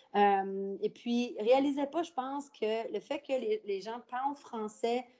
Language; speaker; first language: French; native; French